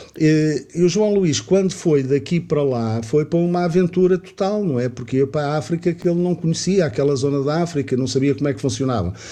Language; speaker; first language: Portuguese; native; Portuguese